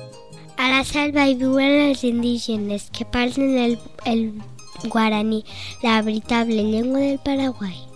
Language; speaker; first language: Catalan; early bilingual, other home language; Spanish